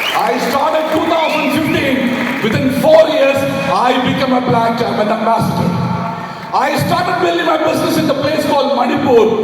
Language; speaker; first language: English; non-native, local second language; Malayalam